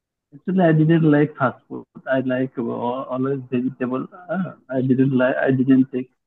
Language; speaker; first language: English; non-native, learner; Bangla